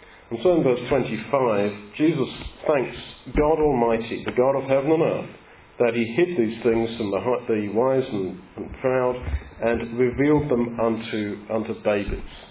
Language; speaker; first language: English; native; English